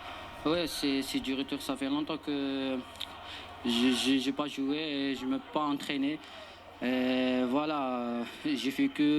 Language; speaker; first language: French; non-native, learner; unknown